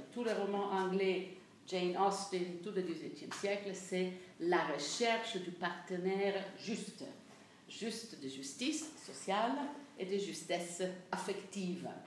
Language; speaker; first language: French; non-native, fluent; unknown